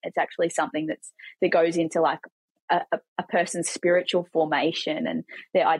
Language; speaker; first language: English; native; English